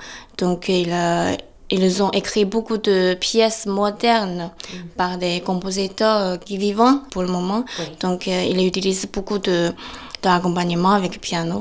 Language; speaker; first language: French; non-native, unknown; Chinese